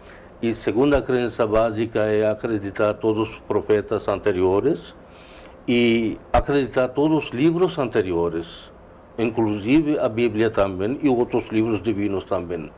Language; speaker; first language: Portuguese; non-native, learner; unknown